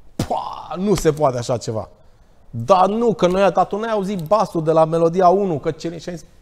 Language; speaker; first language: Romanian; native; Romanian